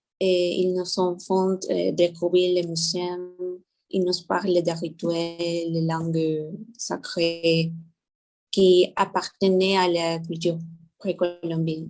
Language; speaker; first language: French; non-native, learner; Spanish